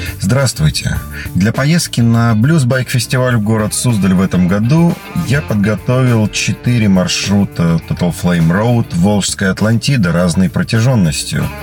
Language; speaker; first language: Russian; native; Russian